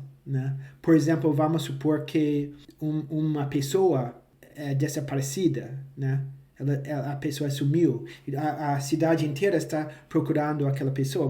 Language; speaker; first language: Portuguese; non-native, fluent; English